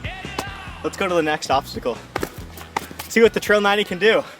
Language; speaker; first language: English; native; English